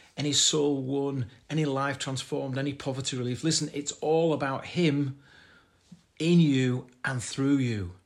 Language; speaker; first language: English; native; English